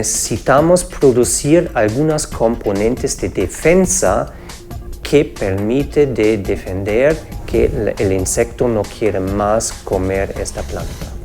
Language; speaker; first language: Spanish; non-native, fluent; German